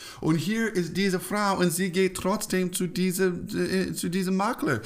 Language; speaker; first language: German; non-native, fluent; English